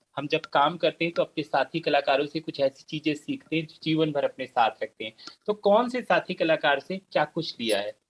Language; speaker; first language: Hindi; native; Hindi